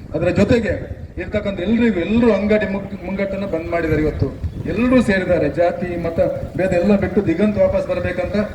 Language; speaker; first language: Kannada; native; Kannada